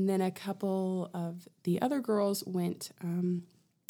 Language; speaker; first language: English; native; English